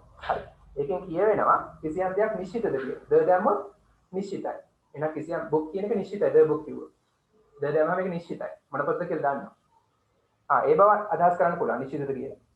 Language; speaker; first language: Sinhala; native; Sinhala